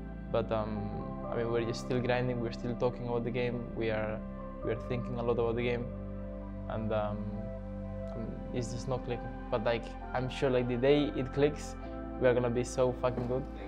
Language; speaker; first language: English; non-native, fluent; Spanish